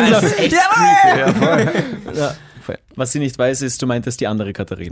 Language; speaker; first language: German; native; German